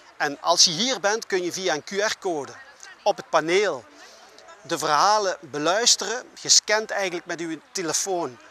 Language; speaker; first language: Dutch; native; Dutch